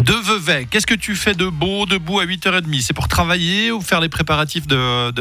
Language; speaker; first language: French; native; French